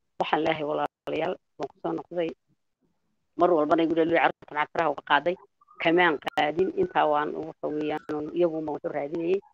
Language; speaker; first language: Somali; native; Somali